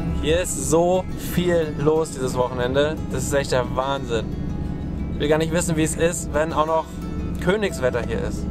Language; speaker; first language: German; native; German